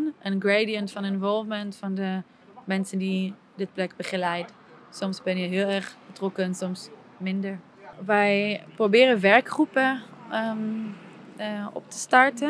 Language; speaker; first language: Dutch; non-native, fluent; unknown